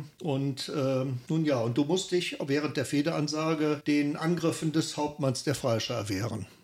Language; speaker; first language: German; native; German